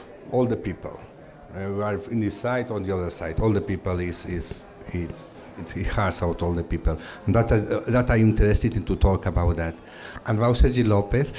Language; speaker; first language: English; non-native, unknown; Catalan